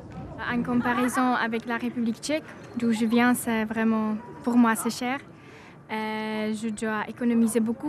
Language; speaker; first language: French; non-native, fluent; Czech